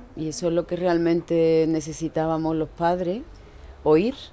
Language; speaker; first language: Spanish; native; Spanish